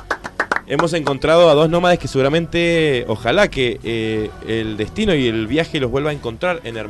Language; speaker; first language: Spanish; native; Spanish